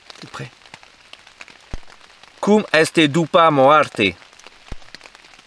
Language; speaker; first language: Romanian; non-native, learner; French